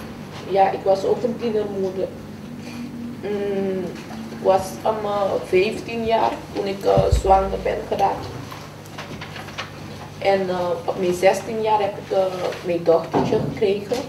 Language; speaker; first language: Dutch; non-native, fluent; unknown